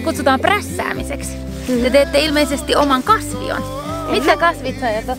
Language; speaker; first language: Finnish; native; Finnish